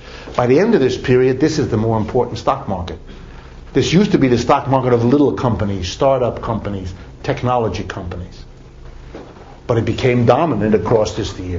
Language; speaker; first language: English; native; English